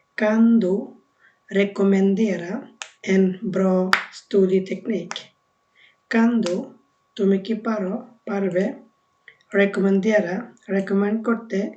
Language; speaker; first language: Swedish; non-native, learner; Bangla